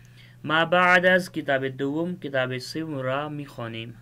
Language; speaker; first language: Persian; non-native, fluent; Urdu